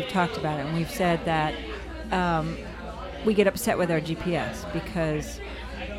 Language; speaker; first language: English; native; English